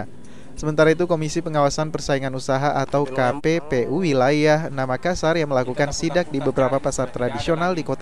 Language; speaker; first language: Indonesian; native; Indonesian